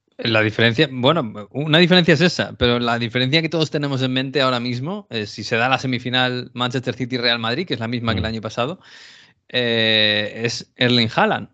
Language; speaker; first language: Spanish; native; Spanish